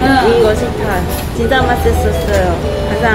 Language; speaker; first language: Korean; non-native, learner; Cantonese